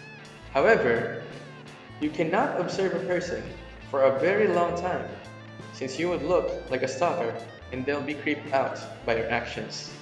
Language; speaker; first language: English; non-native, local second language; Filipino